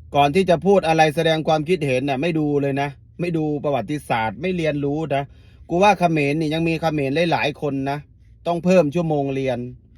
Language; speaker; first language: Thai; native; Thai